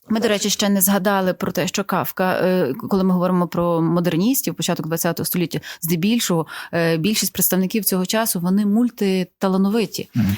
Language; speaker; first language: Ukrainian; native; Ukrainian